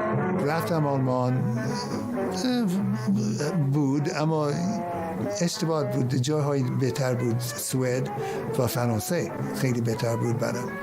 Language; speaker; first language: Persian; non-native, fluent; English